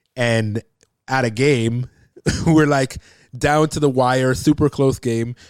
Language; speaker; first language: English; native; English